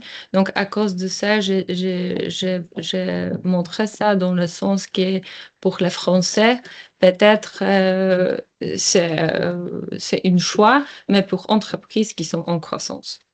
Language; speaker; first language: French; non-native, learner; Polish